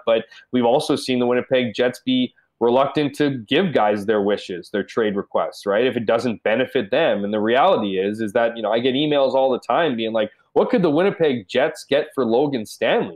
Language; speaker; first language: English; native; English